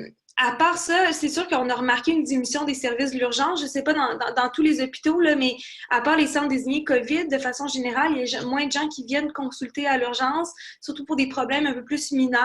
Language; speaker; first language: French; native; French